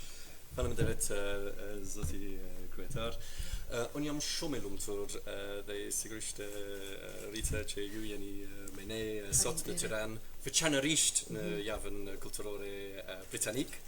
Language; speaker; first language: Albanian; non-native, fluent; English